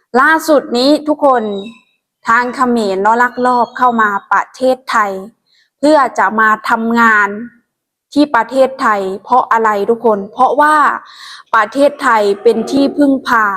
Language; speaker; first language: Thai; non-native, local second language; Lao